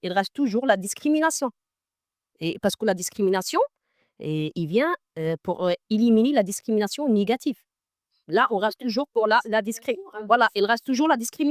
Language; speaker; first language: French; non-native, learner; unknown